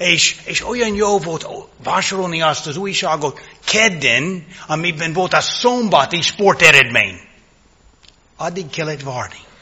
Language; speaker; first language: Hungarian; non-native, fluent; English